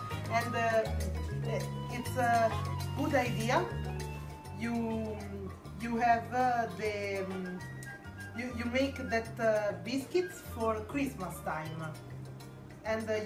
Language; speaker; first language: English; non-native, learner; Italian